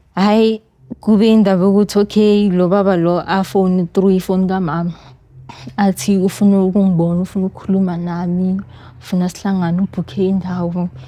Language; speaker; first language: Zulu; native; Zulu